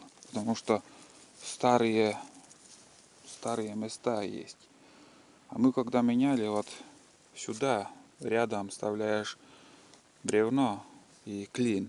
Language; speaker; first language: Russian; native; Russian